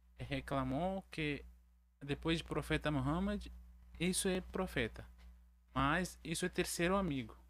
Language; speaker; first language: Portuguese; non-native, learner; Arabic